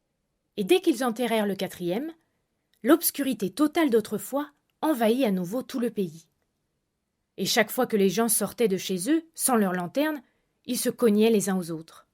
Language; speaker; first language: French; native; French